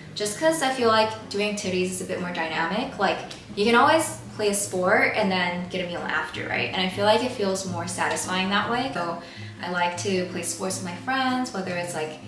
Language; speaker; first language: English; early bilingual, other home language; Chinese